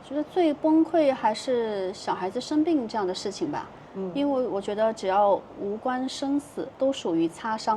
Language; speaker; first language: Chinese; native; Chinese